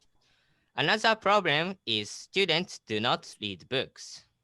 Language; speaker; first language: English; non-native, learner; Japanese